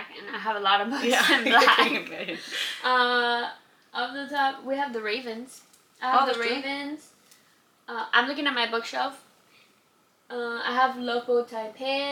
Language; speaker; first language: English; non-native, fluent; Spanish